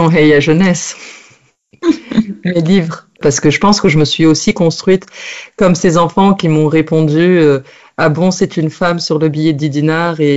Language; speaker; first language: French; non-native, local second language; Arabic